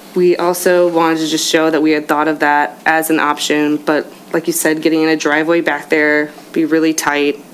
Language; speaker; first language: English; native; English